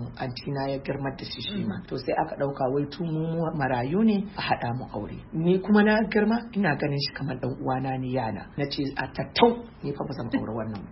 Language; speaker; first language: Hausa; non-native, local second language; Fula